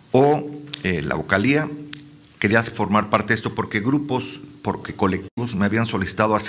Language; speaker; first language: Spanish; native; Spanish